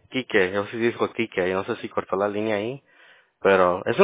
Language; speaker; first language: Spanish; early bilingual, other home language; English